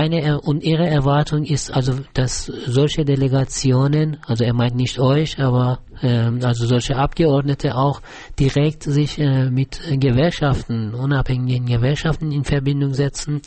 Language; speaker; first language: German; non-native, fluent; Persian